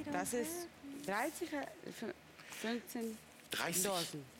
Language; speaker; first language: German; non-native, learner; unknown